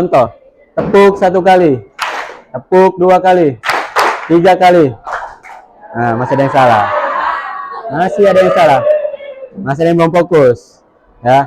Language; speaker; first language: Indonesian; native; Indonesian